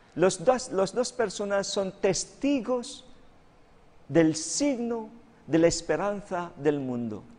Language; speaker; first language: Spanish; non-native, fluent; Filipino